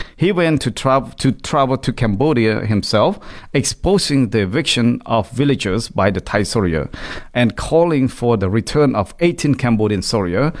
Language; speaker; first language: English; non-native, fluent; Khmer